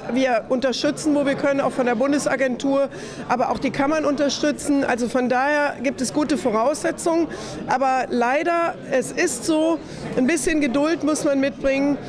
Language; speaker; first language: German; native; German